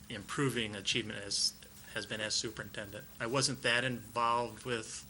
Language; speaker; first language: English; native; English